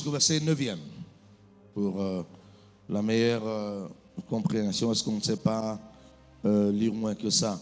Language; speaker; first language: French; non-native, local second language; Lingala